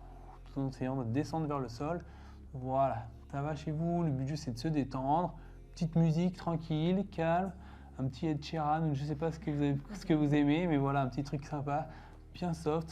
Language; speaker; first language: French; native; French